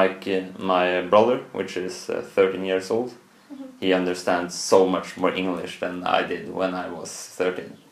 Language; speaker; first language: English; non-native, fluent; Norwegian